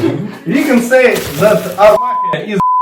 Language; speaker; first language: English; non-native, learner; Russian